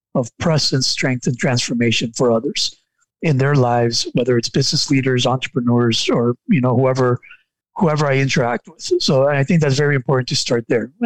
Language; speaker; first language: English; non-native, fluent; Spanish